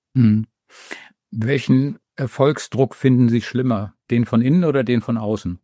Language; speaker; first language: German; native; German